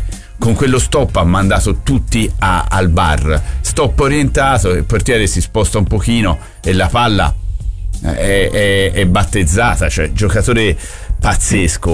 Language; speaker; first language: Italian; native; Italian